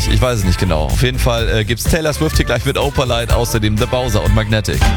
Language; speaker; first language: German; native; German